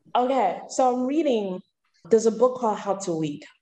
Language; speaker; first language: English; early bilingual, other home language; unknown